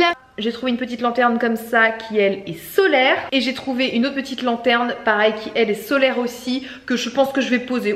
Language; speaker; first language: French; native; French